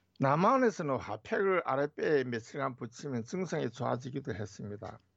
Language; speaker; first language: Korean; native; Korean